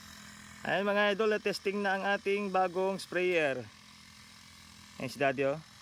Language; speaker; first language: Filipino; native; Filipino